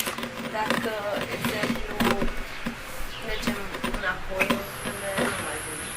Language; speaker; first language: Romanian; non-native, local second language; Hungarian